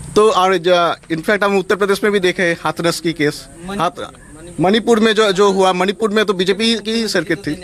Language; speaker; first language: Hindi; non-native, local second language; Bangla